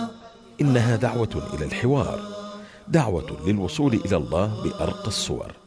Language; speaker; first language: Arabic; native; Arabic